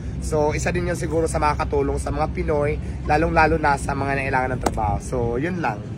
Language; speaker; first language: Filipino; native; Filipino